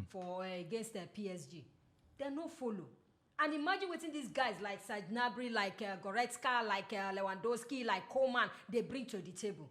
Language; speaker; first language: Nigerian Pidgin; non-native, local second language; Yoruba